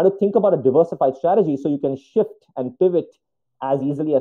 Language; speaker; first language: English; non-native, local second language; Hindi